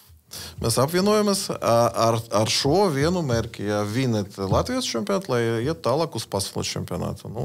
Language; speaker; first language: Latvian; non-native, learner; Russian